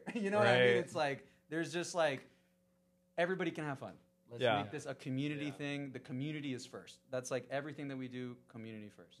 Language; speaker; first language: English; early bilingual, other home language; Spanish